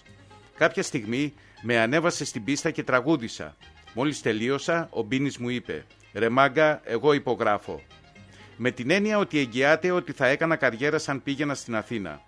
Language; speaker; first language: Greek; native; Greek